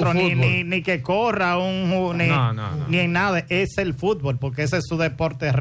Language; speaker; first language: Spanish; native; Spanish